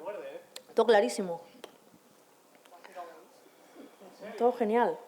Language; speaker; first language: Spanish; native; Spanish